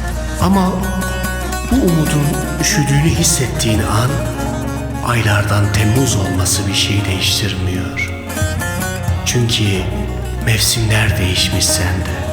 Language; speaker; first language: Turkish; native; Turkish